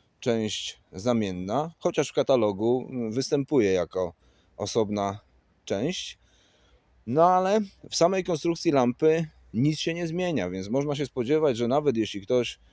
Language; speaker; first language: Polish; native; Polish